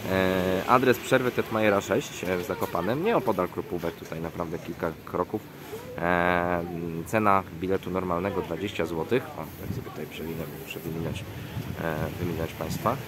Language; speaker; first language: Polish; native; Polish